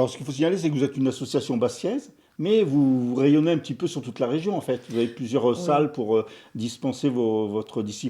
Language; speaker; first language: French; native; French